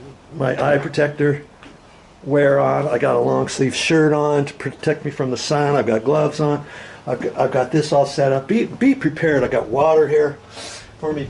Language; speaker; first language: English; native; English